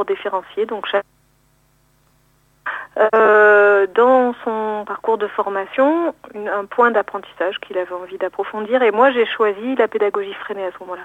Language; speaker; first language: French; native; French